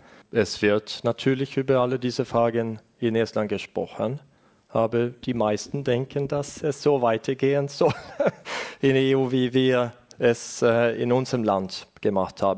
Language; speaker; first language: German; non-native, fluent; Estonian